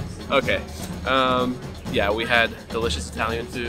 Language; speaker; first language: English; native; English